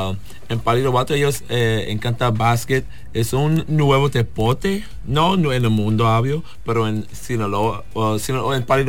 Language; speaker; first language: Spanish; non-native, learner; English